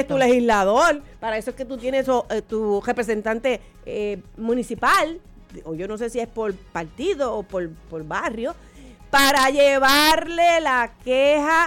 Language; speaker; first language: Spanish; native; Spanish